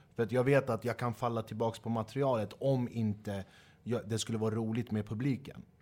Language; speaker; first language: Swedish; early bilingual, other home language; Kurdish